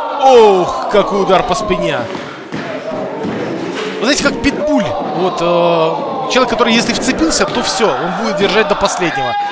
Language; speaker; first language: Russian; native; Russian